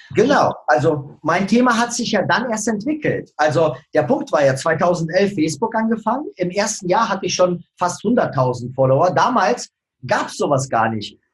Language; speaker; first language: German; early bilingual, other home language; Russian